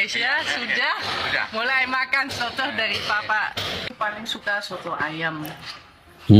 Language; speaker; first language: Indonesian; non-native, fluent; English